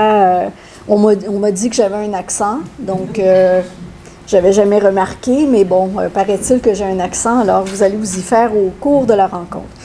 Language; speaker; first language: French; native; French